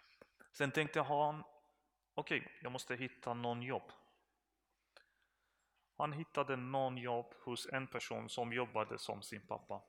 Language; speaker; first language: Swedish; non-native, learner; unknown